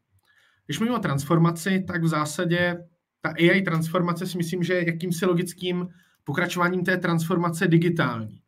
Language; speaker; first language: Czech; native; Czech